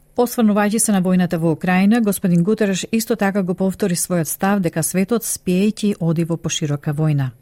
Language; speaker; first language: Macedonian; native; Macedonian